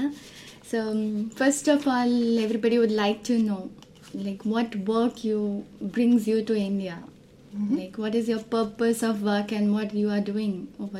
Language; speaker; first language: English; non-native, local second language; Gujarati